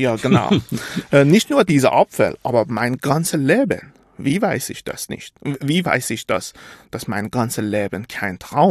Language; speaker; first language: German; non-native, fluent; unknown